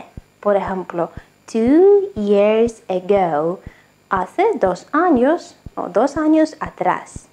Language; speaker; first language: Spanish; non-native, fluent; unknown